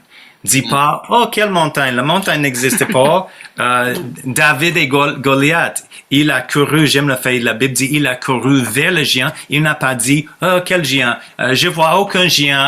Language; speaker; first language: French; non-native, fluent; English